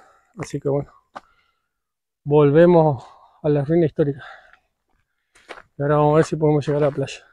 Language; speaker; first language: Spanish; native; Spanish